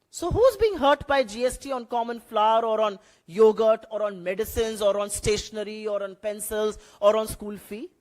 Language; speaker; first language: English; non-native, local second language; Hindi